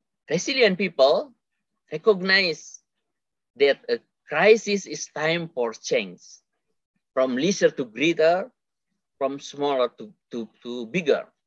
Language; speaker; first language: English; non-native, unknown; Indonesian